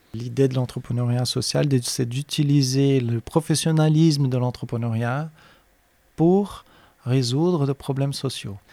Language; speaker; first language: French; non-native, fluent; Portuguese